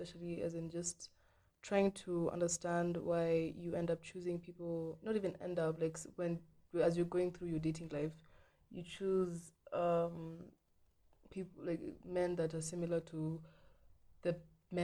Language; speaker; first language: English; non-native, local second language; Swahili